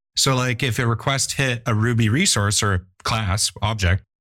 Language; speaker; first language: English; native; English